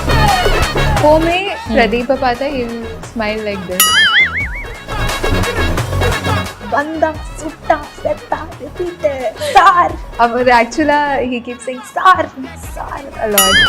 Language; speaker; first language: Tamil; non-native, fluent; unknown